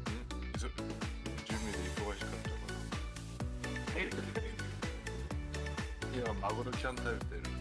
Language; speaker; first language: Japanese; non-native, fluent; Korean